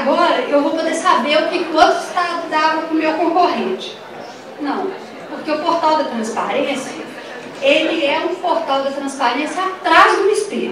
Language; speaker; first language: Portuguese; native; Portuguese